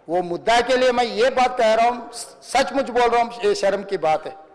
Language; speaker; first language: Hindi; non-native, local second language; Telugu